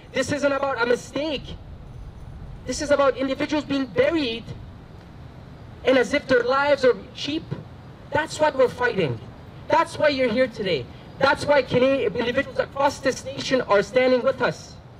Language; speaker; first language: English; native; English